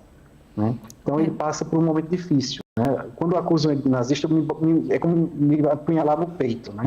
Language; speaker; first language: Portuguese; native; Portuguese